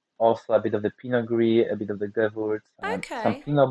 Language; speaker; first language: English; non-native, fluent; Polish